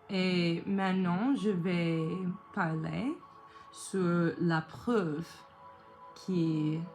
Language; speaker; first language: French; non-native, learner; English